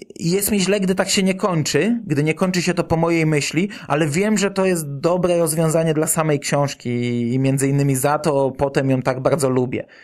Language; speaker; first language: Polish; native; Polish